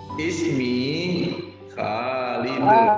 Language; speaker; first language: Arabic; non-native, fluent; Indonesian